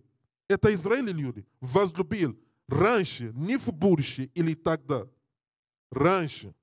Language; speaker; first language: Russian; non-native, learner; English